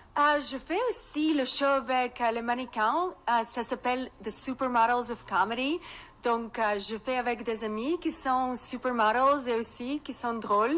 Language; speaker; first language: French; non-native, learner; Russian